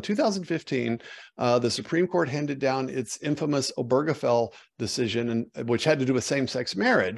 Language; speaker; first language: English; native; English